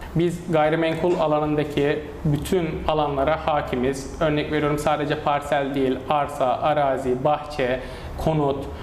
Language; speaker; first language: Turkish; native; Turkish